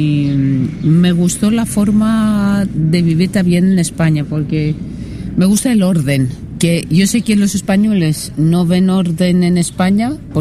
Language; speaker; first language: Spanish; non-native, fluent; Greek